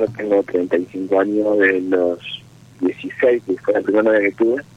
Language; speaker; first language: Spanish; native; Spanish